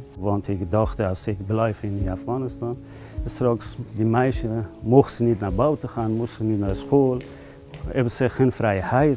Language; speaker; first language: Dutch; non-native, learner; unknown